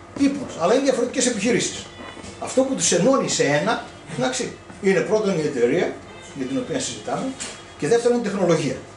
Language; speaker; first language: Greek; early bilingual, heritage; Greek